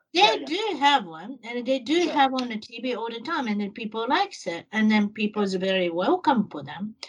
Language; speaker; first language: English; non-native, learner; Japanese